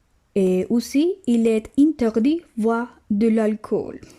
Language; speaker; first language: French; non-native, learner; Spanish